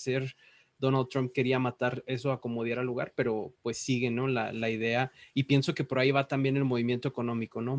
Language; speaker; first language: Spanish; native; Spanish